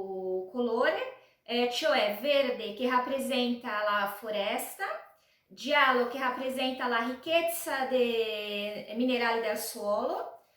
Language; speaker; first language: Italian; non-native, learner; Portuguese